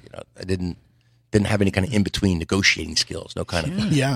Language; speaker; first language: English; native; English